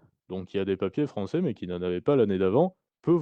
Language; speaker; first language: French; native; French